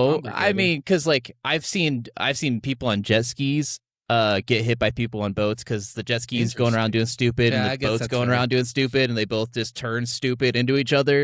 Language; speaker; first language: English; native; English